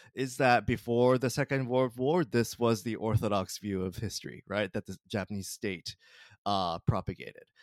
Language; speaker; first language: English; early bilingual, other home language; Japanese